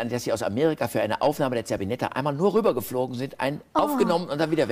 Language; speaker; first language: German; native; German